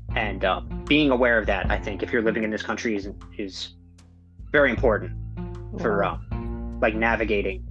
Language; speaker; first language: English; native; English